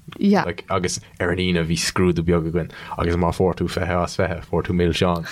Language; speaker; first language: Irish; non-native, local second language; English